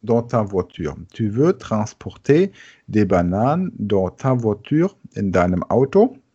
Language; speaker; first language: French; non-native, learner; German